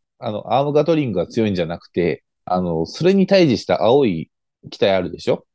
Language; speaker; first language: Japanese; native; Japanese